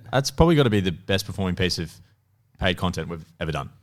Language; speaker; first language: English; native; English